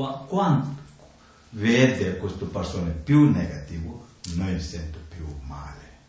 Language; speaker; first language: Italian; non-native, learner; Tibetan